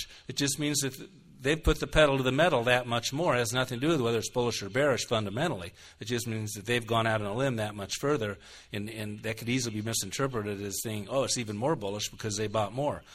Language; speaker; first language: English; native; English